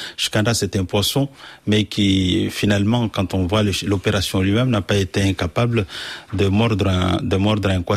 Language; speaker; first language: French; non-native, local second language; Comorian